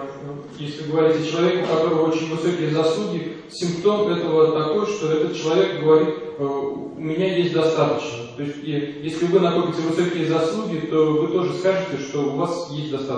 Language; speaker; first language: Russian; native; Russian